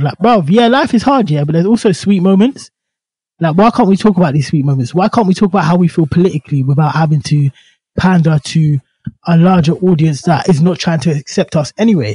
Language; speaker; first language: English; native; English